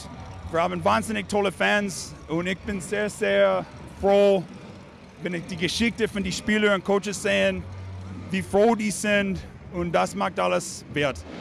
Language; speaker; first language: German; non-native, fluent; English